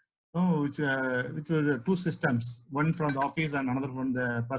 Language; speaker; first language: English; non-native, learner; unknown